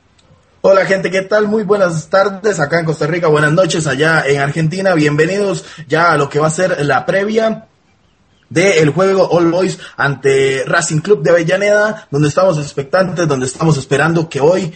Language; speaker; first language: Spanish; native; Spanish